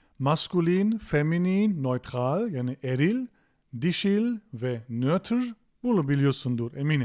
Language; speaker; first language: Turkish; non-native, fluent; German